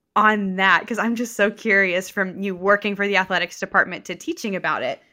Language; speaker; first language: English; native; English